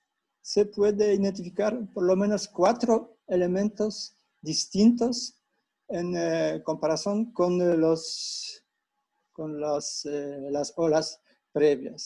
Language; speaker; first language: Spanish; non-native, fluent; Polish